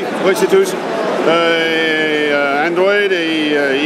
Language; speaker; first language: French; non-native, learner; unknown